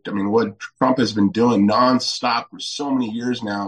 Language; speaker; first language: English; native; English